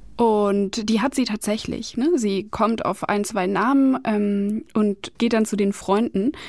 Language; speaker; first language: German; native; German